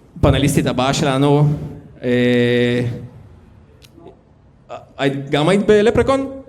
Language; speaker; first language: Hebrew; native; Hebrew